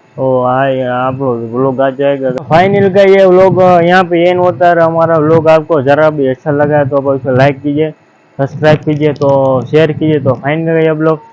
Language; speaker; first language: Hindi; non-native, local second language; Gujarati